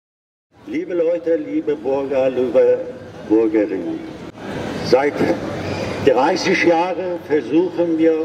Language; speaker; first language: German; non-native, learner; Persian